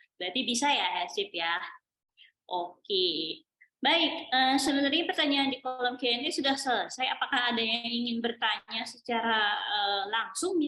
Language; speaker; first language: Indonesian; native; Indonesian